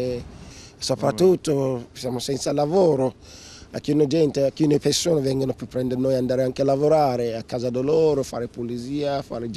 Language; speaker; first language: Italian; non-native, learner; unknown